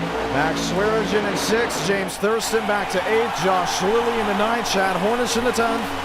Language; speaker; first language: English; native; English